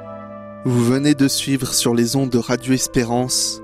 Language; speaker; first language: French; native; French